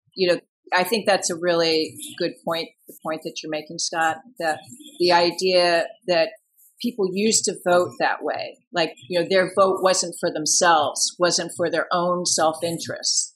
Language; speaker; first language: English; native; English